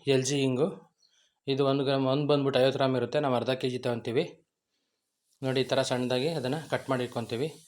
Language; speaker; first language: Kannada; native; Kannada